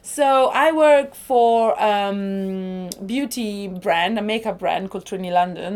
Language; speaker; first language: English; non-native, fluent; Italian